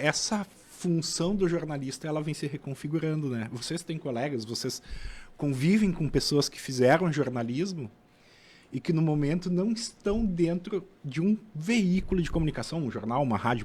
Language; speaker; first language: Portuguese; native; Portuguese